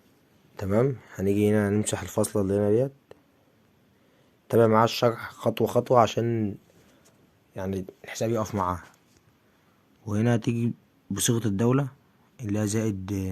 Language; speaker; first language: Arabic; native; Arabic